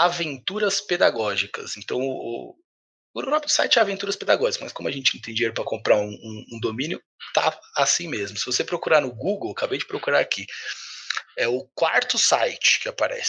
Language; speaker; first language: Portuguese; native; Portuguese